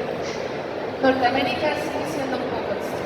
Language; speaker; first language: Spanish; native; Spanish